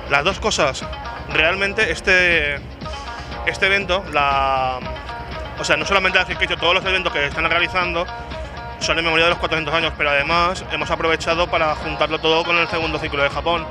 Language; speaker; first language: Spanish; native; Spanish